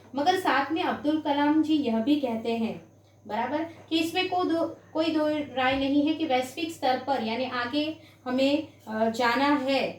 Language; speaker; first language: Hindi; non-native, local second language; Gujarati